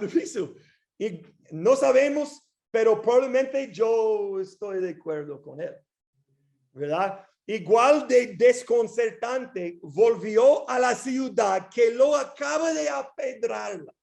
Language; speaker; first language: Spanish; non-native, fluent; English